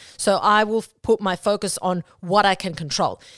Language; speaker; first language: English; non-native, local second language; Spanish